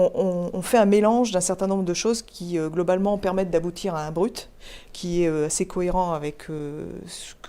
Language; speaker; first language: French; native; French